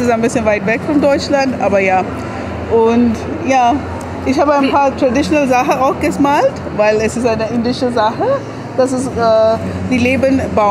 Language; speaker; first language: German; non-native, learner; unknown